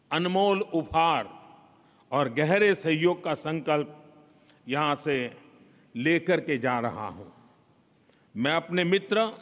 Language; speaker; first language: Hindi; non-native, local second language; Gujarati